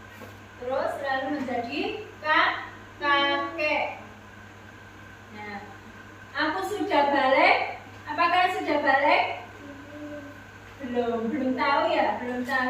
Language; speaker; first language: Indonesian; native; Indonesian